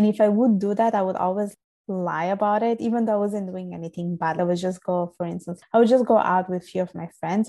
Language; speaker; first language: English; non-native, fluent; Italian